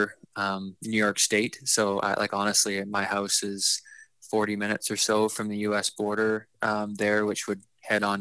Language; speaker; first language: English; native; English